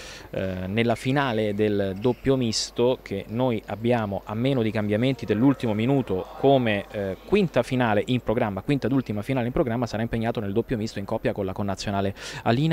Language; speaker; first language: Italian; native; Italian